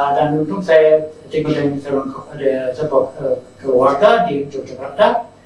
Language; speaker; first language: Indonesian; non-native, fluent; English